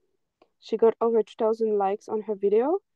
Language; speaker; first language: English; non-native, fluent; French